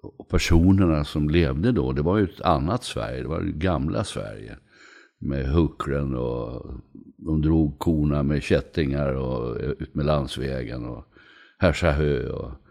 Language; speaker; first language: Swedish; native; Swedish